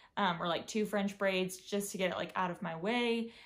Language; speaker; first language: English; native; English